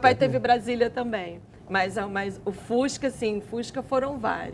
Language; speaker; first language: Portuguese; native; Portuguese